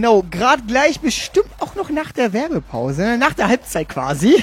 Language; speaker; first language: German; native; German